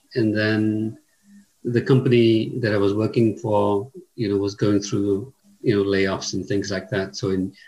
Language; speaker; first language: English; native; English